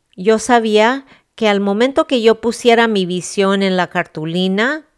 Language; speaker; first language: Spanish; early bilingual, heritage; Spanish